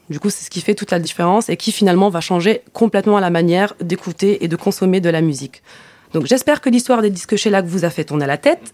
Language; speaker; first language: French; native; French